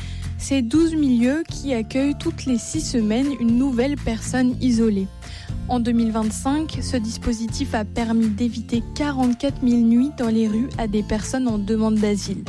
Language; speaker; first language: French; native; French